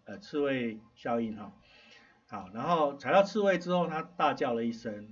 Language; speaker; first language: Chinese; native; Chinese